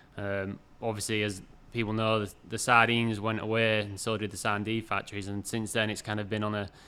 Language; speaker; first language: English; native; English